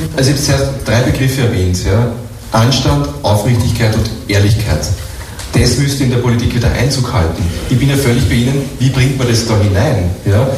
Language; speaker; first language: German; native; German